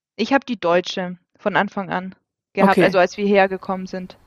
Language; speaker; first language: German; early bilingual, other home language; Russian